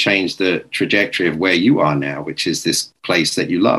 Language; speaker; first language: English; native; English